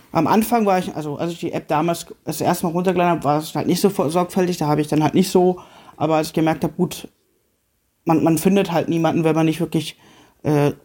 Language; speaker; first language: German; native; German